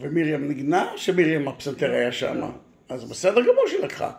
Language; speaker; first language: Hebrew; native; Hebrew